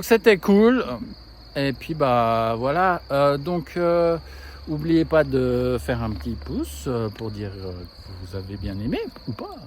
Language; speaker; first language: French; native; French